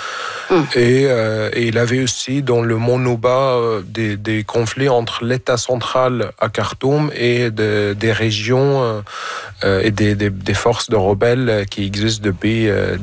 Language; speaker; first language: French; non-native, fluent; Arabic